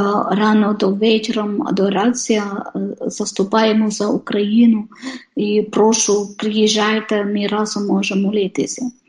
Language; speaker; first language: Ukrainian; non-native, fluent; Polish